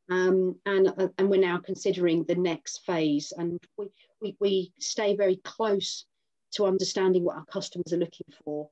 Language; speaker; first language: English; native; English